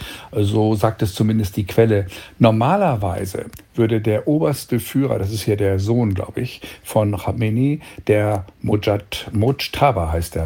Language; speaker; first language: German; native; German